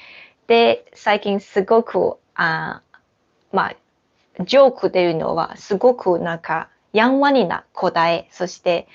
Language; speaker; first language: Japanese; non-native, fluent; Chinese